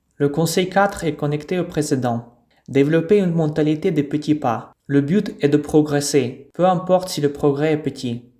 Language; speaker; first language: French; non-native, fluent; Russian